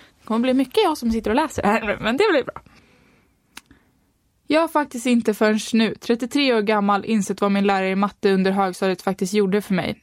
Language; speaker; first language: Swedish; native; Swedish